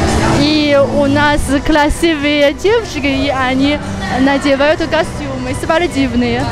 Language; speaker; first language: Russian; non-native, fluent; Chinese